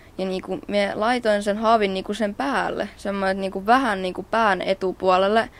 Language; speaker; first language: Finnish; native; Finnish